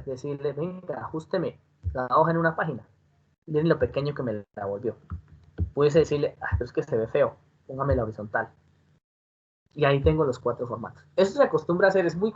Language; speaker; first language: Spanish; native; Spanish